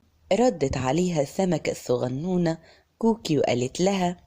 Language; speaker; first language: Arabic; native; Arabic